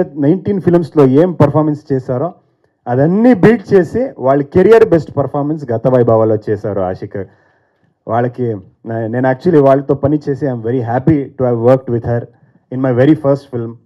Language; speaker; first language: Telugu; non-native, fluent; Kannada